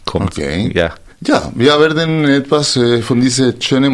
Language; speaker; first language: German; non-native, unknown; Spanish